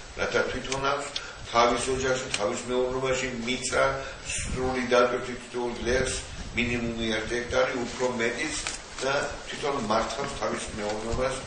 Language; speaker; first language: Georgian; non-native, local second language; Mingrelian